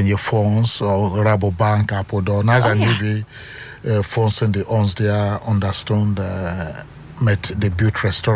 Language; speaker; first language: Dutch; non-native, learner; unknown